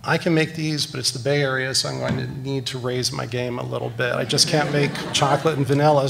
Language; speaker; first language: English; native; English